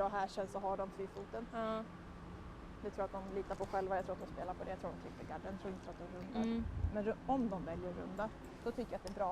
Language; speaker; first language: Swedish; native; Swedish